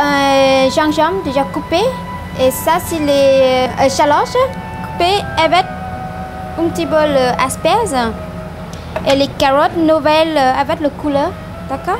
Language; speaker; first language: French; non-native, learner; Vietnamese